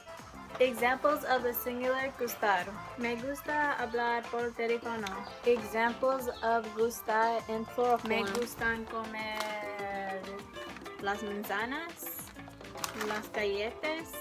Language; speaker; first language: Spanish; non-native, learner; English